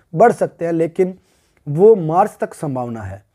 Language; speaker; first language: Hindi; native; Hindi